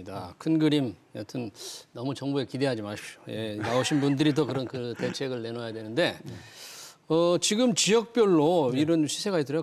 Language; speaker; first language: Korean; native; Korean